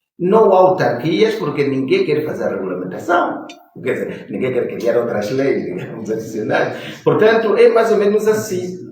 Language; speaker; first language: Portuguese; non-native, local second language; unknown